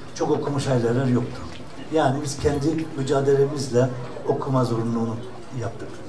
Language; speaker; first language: Turkish; early bilingual, heritage; Turkish